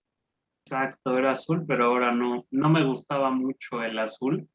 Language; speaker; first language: Spanish; non-native, fluent; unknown